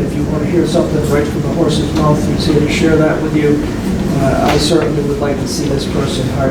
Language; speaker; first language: English; native; English